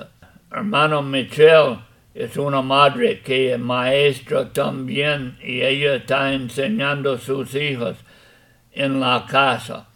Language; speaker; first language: Spanish; non-native, fluent; English